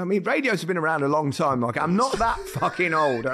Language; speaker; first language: English; native; English